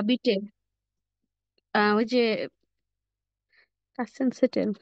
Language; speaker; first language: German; non-native, learner; Bangla